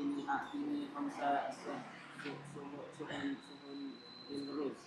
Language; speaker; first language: Arabic; non-native, learner; Indonesian